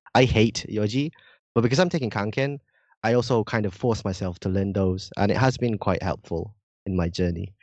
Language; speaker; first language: English; non-native, fluent; Indonesian